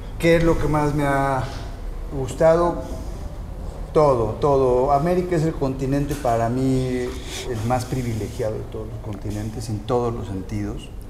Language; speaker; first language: Spanish; native; Spanish